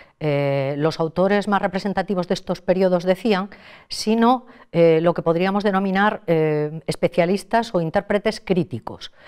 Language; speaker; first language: Spanish; native; Spanish